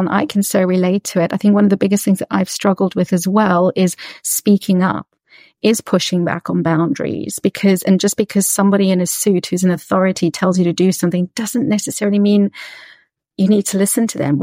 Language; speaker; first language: English; native; English